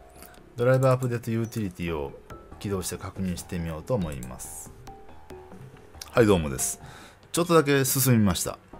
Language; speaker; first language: Japanese; native; Japanese